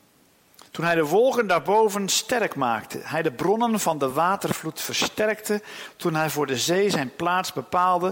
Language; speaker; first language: Dutch; native; Dutch